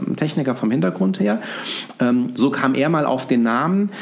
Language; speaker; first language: German; native; German